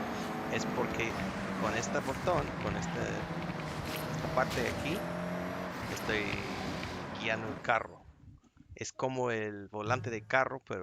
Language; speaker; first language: Spanish; non-native, learner; English